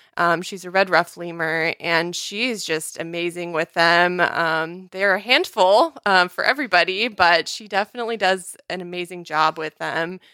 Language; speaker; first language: English; native; English